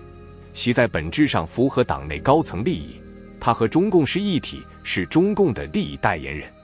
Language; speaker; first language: Chinese; native; Chinese